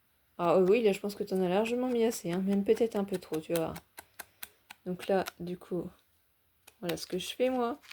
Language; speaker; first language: French; native; French